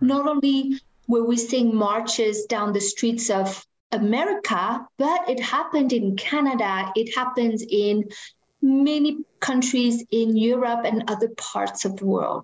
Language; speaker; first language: English; non-native, fluent; French